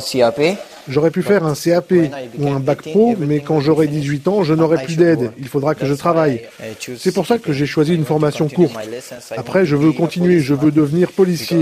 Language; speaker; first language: French; non-native, fluent; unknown